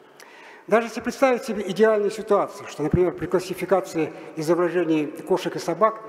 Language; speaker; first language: Russian; native; Russian